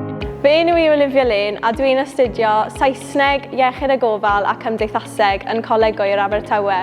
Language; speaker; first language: Welsh; non-native, local second language; English